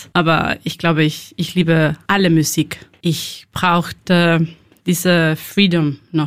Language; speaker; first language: German; non-native, learner; Spanish